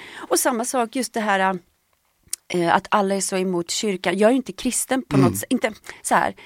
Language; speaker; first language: Swedish; early bilingual, other home language; Polish